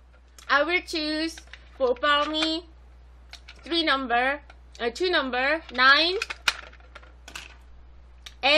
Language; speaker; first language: English; non-native, local second language; Korean